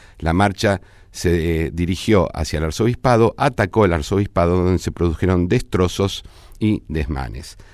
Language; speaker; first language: Spanish; native; Spanish